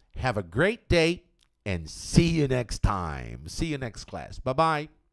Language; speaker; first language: English; non-native, fluent; Portuguese